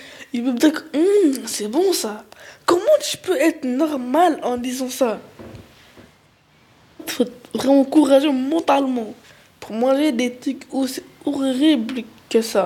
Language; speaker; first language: French; early bilingual, other home language; Arabic